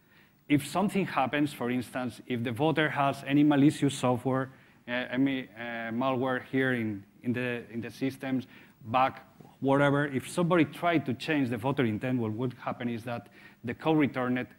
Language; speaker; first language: English; non-native, fluent; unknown